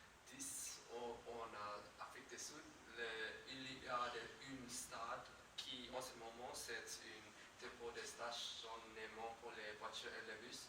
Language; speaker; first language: French; non-native, learner; English